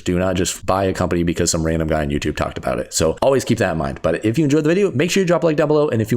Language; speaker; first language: English; native; English